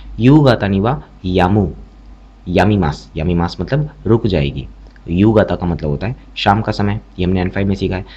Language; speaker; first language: Hindi; native; Hindi